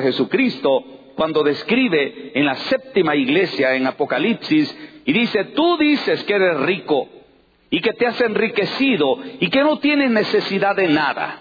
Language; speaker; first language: Spanish; native; Spanish